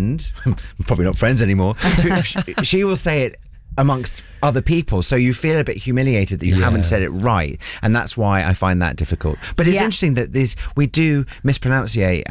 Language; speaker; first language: English; native; English